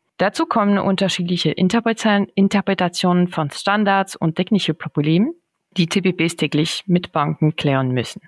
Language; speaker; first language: German; non-native, fluent; French